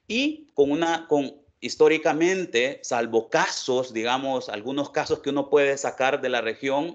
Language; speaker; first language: Spanish; native; Spanish